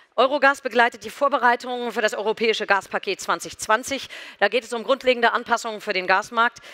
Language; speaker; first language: German; native; German